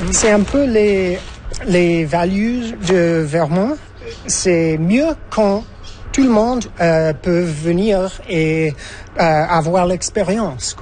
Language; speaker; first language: French; non-native, fluent; English